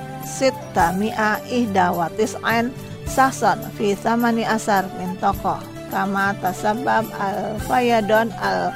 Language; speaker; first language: Arabic; non-native, learner; Indonesian